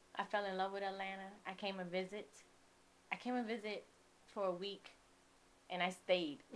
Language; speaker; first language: English; native; English